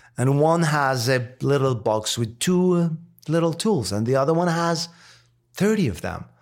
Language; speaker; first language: English; non-native, fluent; Arabic